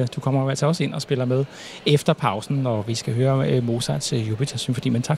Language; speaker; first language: Danish; native; Danish